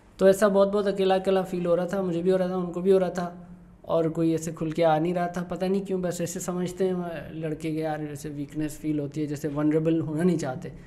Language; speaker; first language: Urdu; native; Urdu